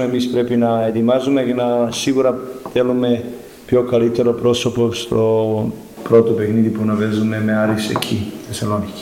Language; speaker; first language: Greek; non-native, learner; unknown